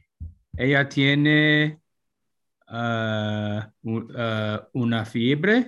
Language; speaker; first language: Spanish; non-native, learner; English